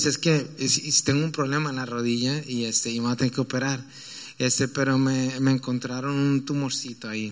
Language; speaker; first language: Spanish; native; Spanish